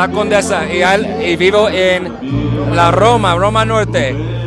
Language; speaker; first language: Spanish; non-native, learner; English